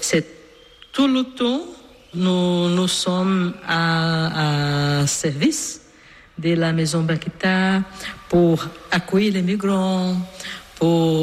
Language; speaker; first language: French; non-native, learner; Portuguese